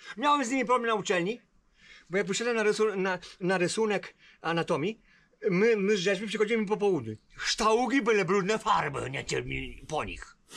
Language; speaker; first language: Polish; early bilingual, heritage; Polish